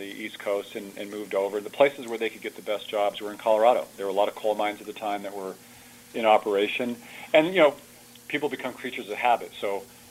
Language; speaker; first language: English; early bilingual, other home language; Italian